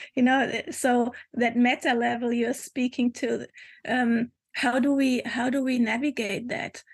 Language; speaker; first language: English; non-native, fluent; German